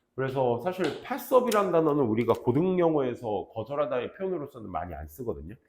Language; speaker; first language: Korean; native; Korean